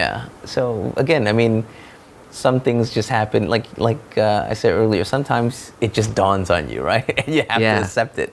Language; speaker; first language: English; non-native, local second language; Malay